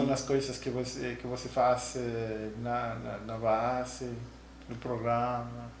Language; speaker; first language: Portuguese; non-native, learner; Spanish